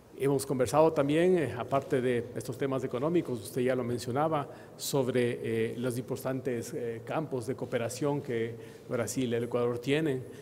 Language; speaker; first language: Spanish; native; Spanish